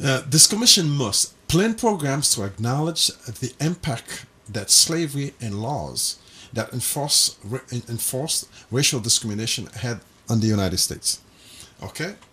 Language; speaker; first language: English; non-native, fluent; Haitian Creole